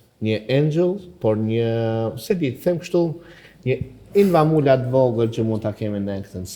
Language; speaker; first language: Albanian; native; Albanian